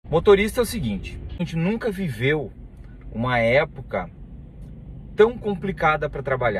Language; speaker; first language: Portuguese; native; Portuguese